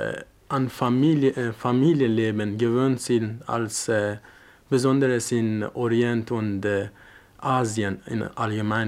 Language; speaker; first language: German; non-native, learner; Persian